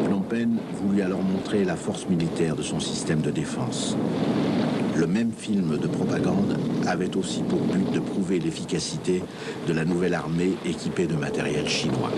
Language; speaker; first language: French; native; French